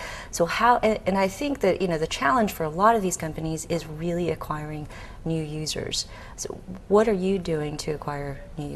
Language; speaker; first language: English; native; English